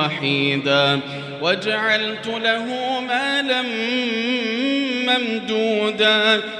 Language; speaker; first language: Arabic; native; Arabic